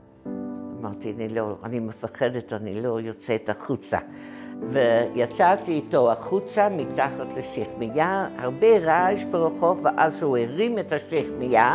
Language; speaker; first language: Hebrew; non-native, fluent; Dutch